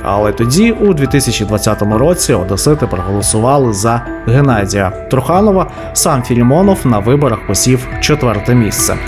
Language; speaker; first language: Ukrainian; native; Ukrainian